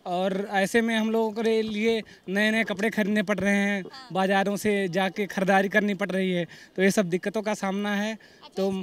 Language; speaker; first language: Hindi; native; Hindi